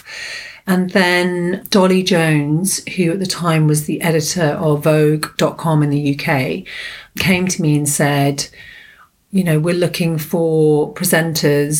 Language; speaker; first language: English; native; English